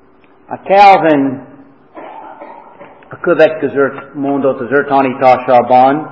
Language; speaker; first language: Hungarian; non-native, fluent; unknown